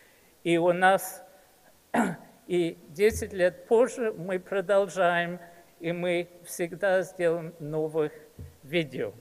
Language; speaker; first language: Russian; early bilingual, heritage; English